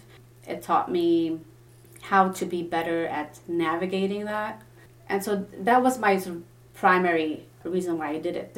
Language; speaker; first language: English; non-native, fluent; Swedish